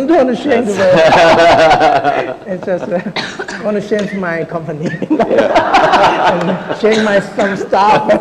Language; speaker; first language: English; non-native, learner; Thai